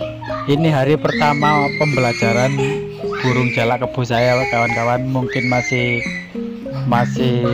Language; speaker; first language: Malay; non-native, local second language; Javanese